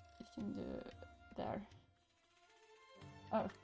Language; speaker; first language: English; non-native, learner; Swedish